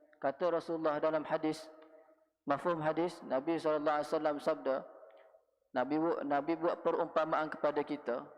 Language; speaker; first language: Malay; native; Malay